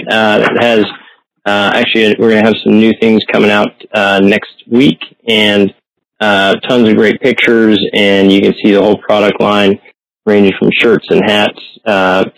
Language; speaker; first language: English; native; English